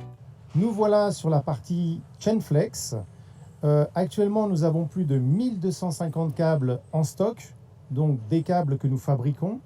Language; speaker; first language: French; native; French